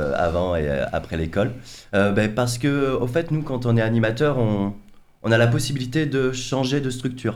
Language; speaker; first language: French; native; French